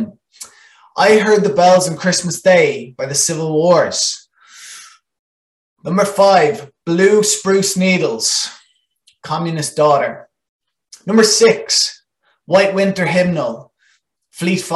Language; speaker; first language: English; non-native, local second language; Irish